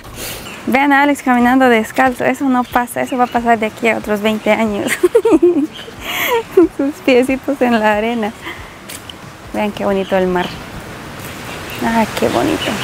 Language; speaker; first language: Spanish; native; Spanish